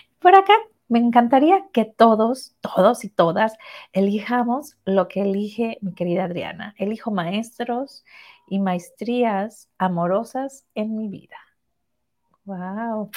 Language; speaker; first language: Spanish; native; Spanish